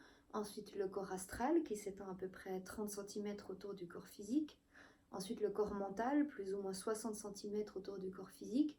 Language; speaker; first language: French; native; French